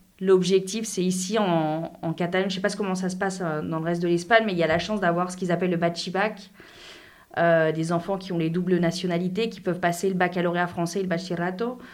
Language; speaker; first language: French; native; French